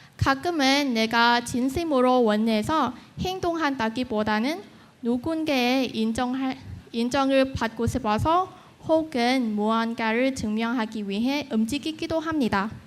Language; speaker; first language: Korean; non-native, fluent; Vietnamese